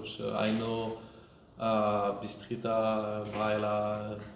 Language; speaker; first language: English; non-native, fluent; French